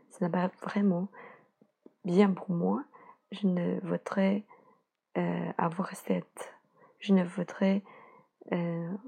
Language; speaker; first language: French; non-native, learner; Chinese